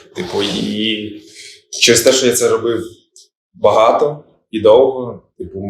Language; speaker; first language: Ukrainian; native; Ukrainian